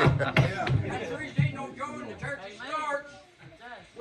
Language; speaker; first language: English; native; English